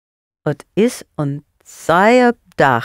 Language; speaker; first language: Dutch; non-native, learner; English